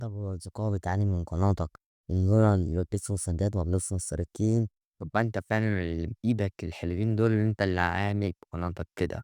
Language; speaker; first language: Arabic; native; Arabic